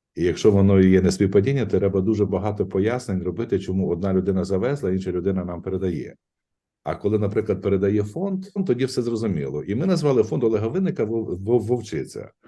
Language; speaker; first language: Ukrainian; native; Ukrainian